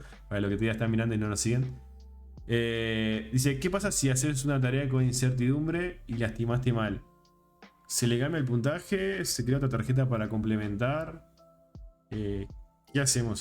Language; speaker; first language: Spanish; native; Spanish